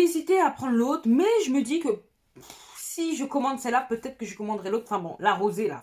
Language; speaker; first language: French; native; French